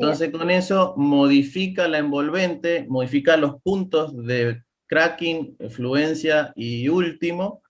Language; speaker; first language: Spanish; native; Spanish